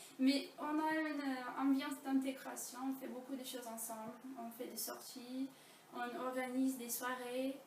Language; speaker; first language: French; non-native, fluent; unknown